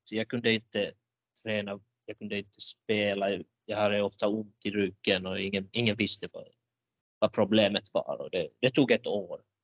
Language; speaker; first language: Swedish; non-native, local second language; Finnish